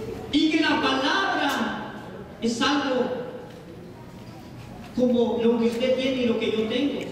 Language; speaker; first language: Spanish; native; Spanish